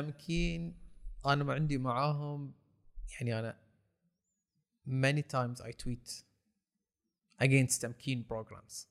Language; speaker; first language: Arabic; native; Arabic